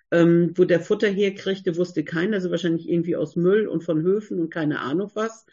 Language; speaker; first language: German; native; German